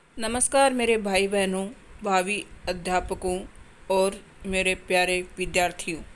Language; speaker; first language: Hindi; native; Hindi